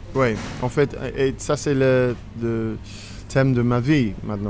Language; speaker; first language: French; non-native, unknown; English